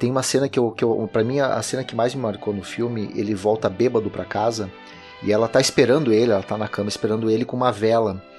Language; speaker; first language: Portuguese; native; Portuguese